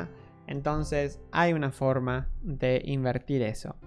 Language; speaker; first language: Spanish; native; Spanish